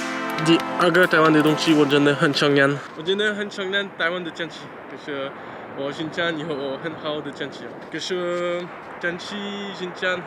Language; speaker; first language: Chinese; non-native, learner; French